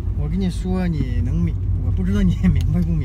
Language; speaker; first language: Chinese; native; Chinese